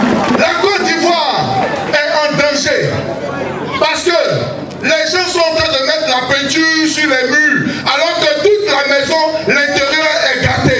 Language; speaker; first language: French; native; French